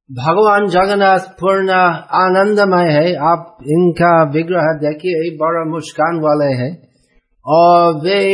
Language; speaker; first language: Hindi; non-native, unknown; English